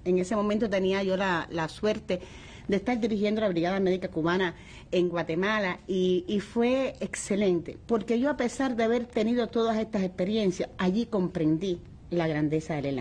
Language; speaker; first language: Spanish; native; Spanish